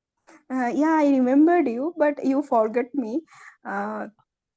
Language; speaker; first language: English; non-native, learner; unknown